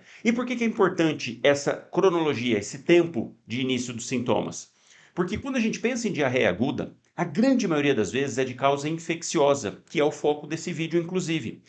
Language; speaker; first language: Portuguese; native; Portuguese